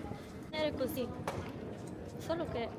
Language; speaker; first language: Italian; non-native, fluent; Filipino